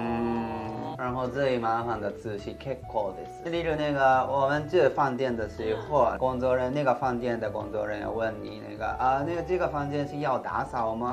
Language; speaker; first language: Chinese; non-native, fluent; Japanese